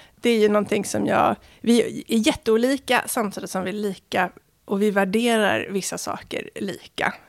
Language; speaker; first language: Swedish; early bilingual, other home language; Arabic